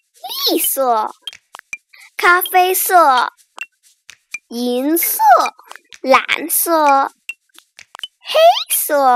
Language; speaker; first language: Chinese; early bilingual, heritage; Chinese